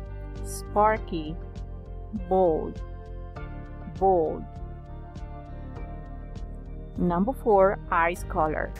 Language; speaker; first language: English; non-native, fluent; Spanish